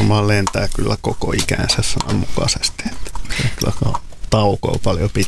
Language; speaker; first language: Finnish; native; Finnish